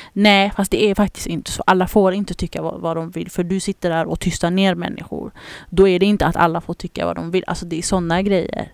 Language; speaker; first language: Swedish; early bilingual, other home language; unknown